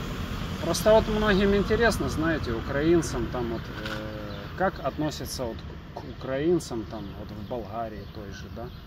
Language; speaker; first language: Russian; native; Russian